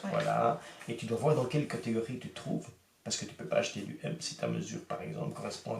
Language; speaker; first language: French; native; French